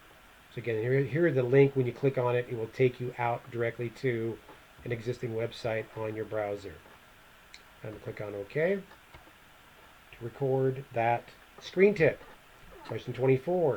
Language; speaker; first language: English; native; English